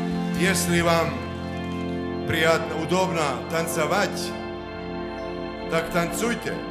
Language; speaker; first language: Russian; non-native, learner; Serbian